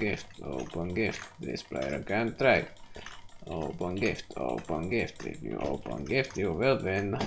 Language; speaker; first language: English; non-native, learner; Czech